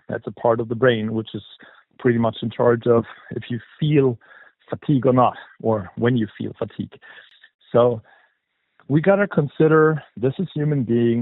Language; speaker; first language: English; non-native, fluent; German